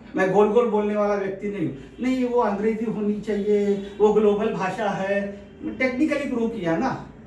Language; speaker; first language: Hindi; native; Hindi